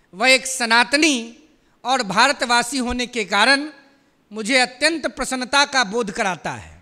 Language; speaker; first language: Hindi; native; Hindi